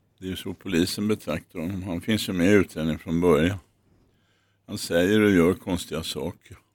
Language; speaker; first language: Swedish; native; Swedish